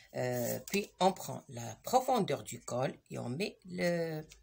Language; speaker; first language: French; non-native, local second language; Arabic